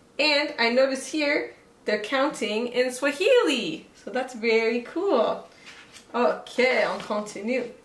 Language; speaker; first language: English; native; English